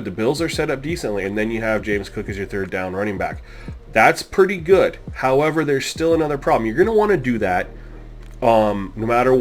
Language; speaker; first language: English; native; English